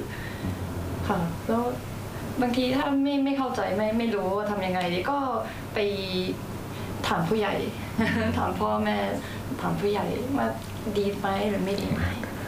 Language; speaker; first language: Thai; early bilingual, heritage; Thai